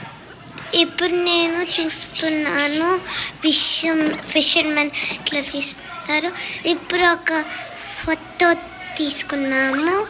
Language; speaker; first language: Telugu; early bilingual, heritage; Telugu